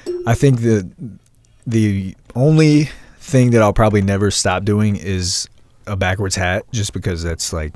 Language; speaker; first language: English; native; English